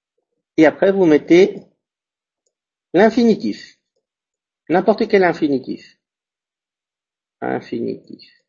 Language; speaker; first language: French; non-native, fluent; Spanish